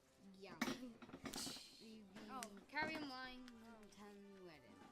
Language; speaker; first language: Welsh; non-native, local second language; English